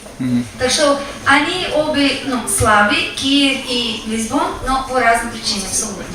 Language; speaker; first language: Russian; non-native, fluent; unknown